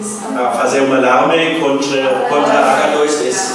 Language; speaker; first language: Portuguese; non-native, fluent; German